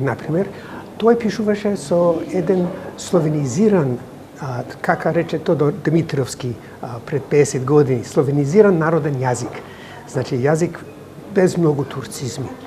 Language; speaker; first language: Macedonian; non-native, fluent; English